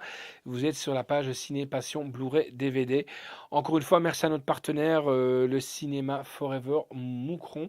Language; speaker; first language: French; native; French